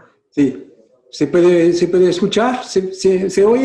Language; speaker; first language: Spanish; non-native, fluent; French